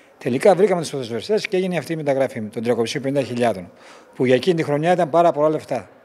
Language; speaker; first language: Greek; native; Greek